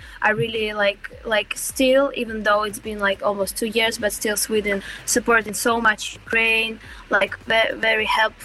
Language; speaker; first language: English; non-native, fluent; Ukrainian